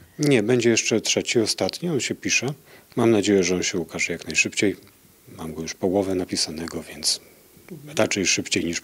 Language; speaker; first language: Polish; native; Polish